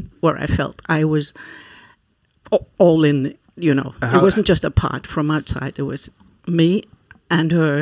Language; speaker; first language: English; non-native, fluent; Faroese